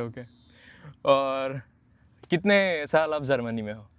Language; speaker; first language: Hindi; non-native, fluent; Bangla